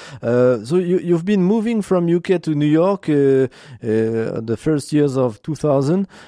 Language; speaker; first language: English; non-native, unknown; French